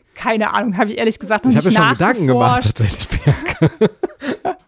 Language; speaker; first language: German; native; German